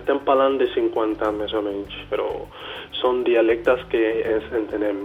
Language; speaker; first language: Catalan; non-native, fluent; Yoruba